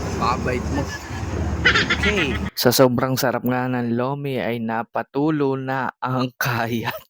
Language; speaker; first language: Filipino; native; Filipino